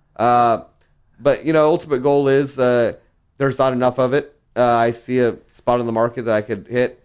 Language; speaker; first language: English; early bilingual, other home language; Spanish